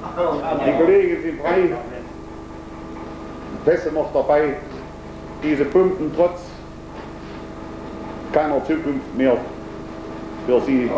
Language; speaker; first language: German; native; German